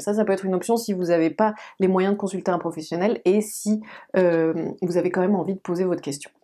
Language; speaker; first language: French; native; French